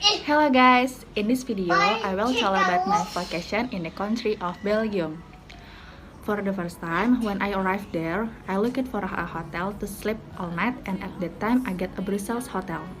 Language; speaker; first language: English; non-native, learner; Indonesian